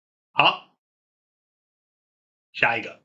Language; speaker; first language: Chinese; non-native, fluent; Dutch